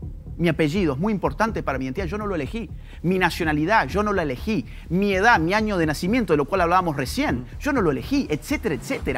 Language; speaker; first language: Spanish; native; Spanish